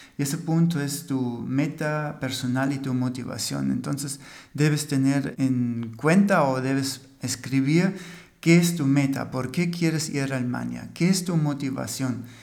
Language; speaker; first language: Spanish; non-native, fluent; German